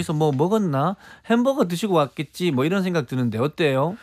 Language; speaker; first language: Korean; native; Korean